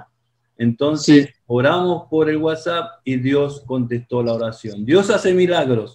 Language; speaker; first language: Spanish; non-native, fluent; Portuguese